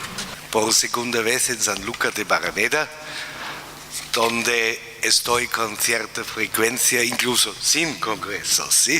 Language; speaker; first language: Spanish; non-native, fluent; German